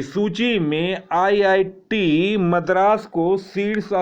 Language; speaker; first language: Hindi; native; Hindi